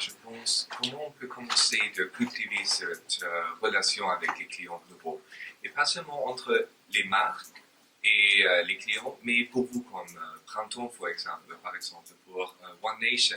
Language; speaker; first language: French; non-native, learner; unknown